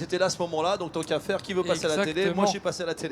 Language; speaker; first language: French; native; French